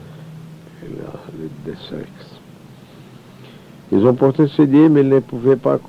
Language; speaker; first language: French; non-native, fluent; Portuguese